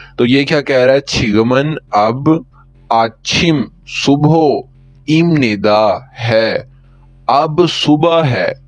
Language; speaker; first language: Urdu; native; Urdu